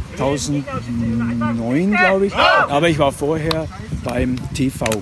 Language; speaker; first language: German; non-native, fluent; Latvian